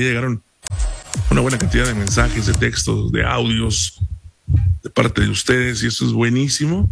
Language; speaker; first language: Spanish; native; Spanish